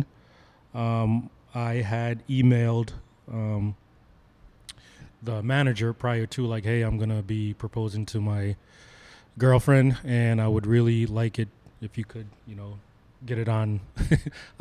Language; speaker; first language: English; native; English